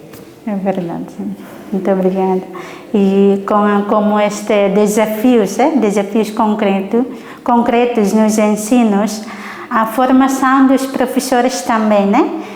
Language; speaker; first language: Portuguese; non-native, learner; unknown